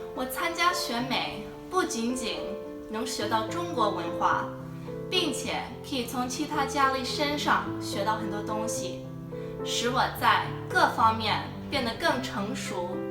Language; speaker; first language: Chinese; early bilingual, heritage; Chinese